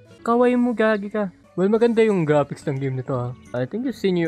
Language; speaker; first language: English; non-native, local second language; Filipino